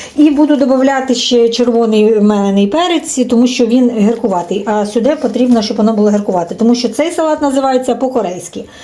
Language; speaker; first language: Ukrainian; native; Ukrainian